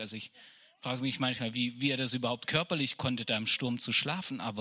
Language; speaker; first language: German; native; German